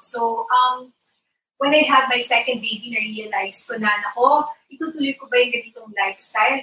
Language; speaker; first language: English; non-native, local second language; Iloko